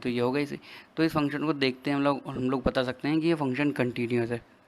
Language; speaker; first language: Hindi; native; Hindi